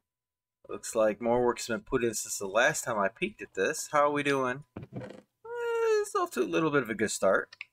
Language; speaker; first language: English; native; English